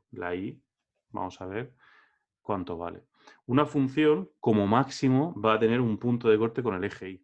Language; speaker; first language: Spanish; native; Spanish